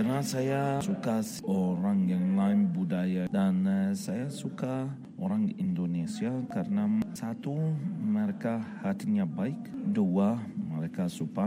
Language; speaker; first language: Indonesian; non-native, fluent; Arabic